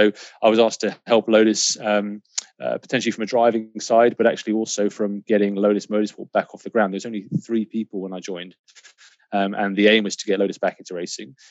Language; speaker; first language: English; native; English